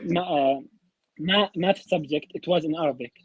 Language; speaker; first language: English; non-native, learner; Arabic